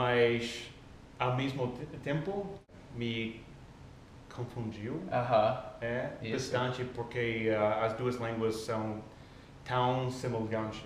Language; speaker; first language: Portuguese; non-native, fluent; English